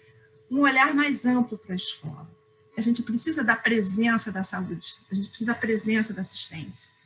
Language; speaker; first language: Portuguese; native; Portuguese